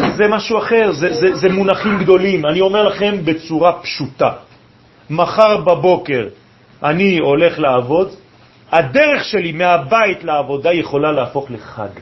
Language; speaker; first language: Hebrew; non-native, fluent; French